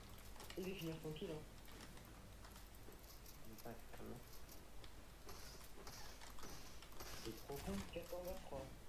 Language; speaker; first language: French; native; French